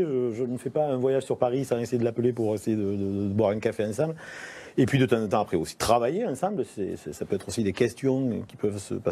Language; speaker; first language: French; native; French